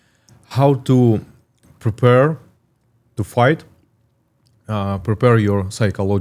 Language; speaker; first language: English; non-native, learner; Russian